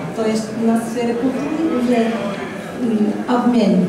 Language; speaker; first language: Russian; non-native, fluent; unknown